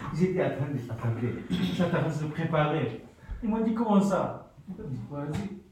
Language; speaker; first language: French; non-native, fluent; Soninke